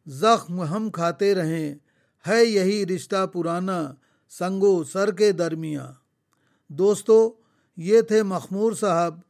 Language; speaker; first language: Urdu; native; Urdu